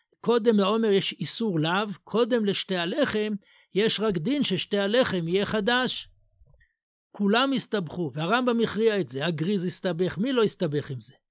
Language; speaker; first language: Hebrew; native; Hebrew